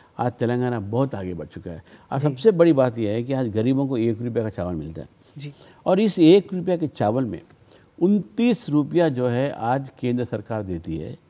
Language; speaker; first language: Hindi; non-native, local second language; Telugu